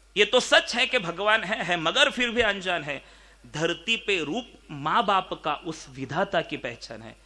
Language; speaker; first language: Hindi; non-native, local second language; Marathi